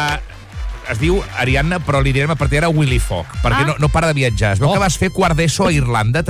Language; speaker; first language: Catalan; native; Catalan